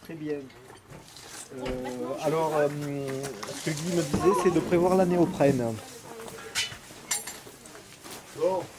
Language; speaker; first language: French; native; French